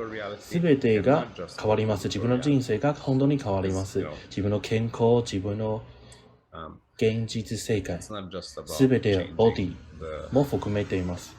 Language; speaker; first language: Japanese; non-native, learner; English